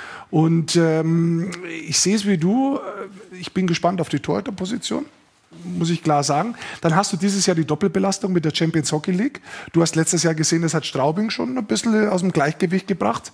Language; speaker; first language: German; native; German